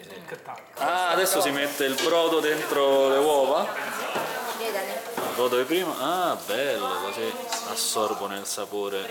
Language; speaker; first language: Italian; native; Italian